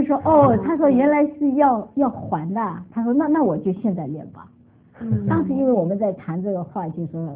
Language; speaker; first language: Chinese; native; Chinese